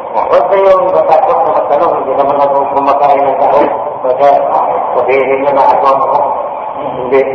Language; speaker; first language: Filipino; non-native, local second language; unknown